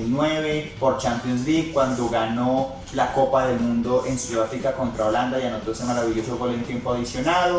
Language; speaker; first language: Spanish; native; Spanish